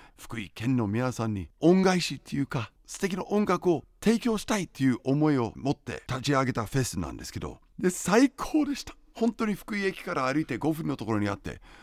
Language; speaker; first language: Japanese; non-native, fluent; English